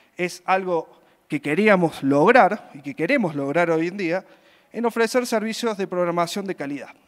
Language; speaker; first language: Spanish; native; Spanish